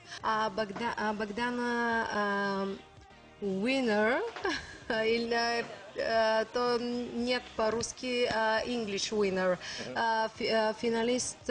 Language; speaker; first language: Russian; non-native, learner; Bulgarian